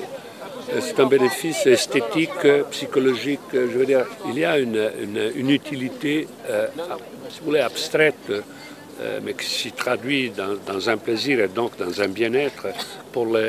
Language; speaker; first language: French; non-native, fluent; Italian